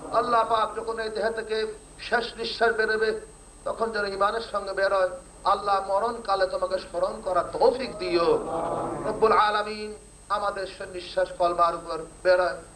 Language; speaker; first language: Bangla; non-native, fluent; Urdu